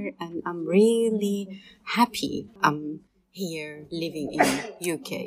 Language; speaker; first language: English; non-native, learner; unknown